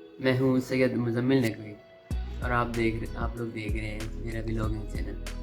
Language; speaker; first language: Urdu; non-native, local second language; Saraiki